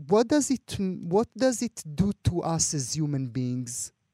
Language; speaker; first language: English; non-native, fluent; Hebrew